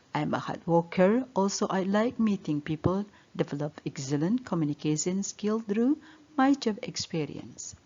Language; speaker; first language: English; non-native, learner; Indonesian